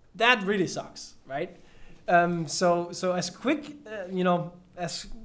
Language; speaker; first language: English; non-native, fluent; Danish